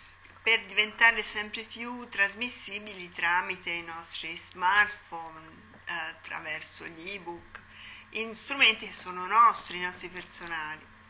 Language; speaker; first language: Italian; native; Italian